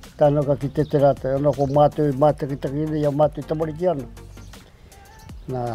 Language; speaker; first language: Māori; native; Māori